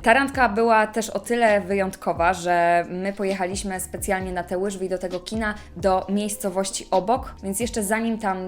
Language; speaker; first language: Polish; native; Polish